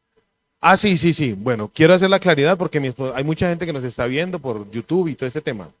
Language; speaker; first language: Spanish; native; Spanish